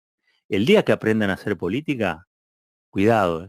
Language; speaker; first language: Spanish; native; Spanish